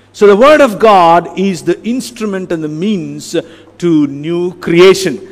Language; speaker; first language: English; non-native, local second language; Telugu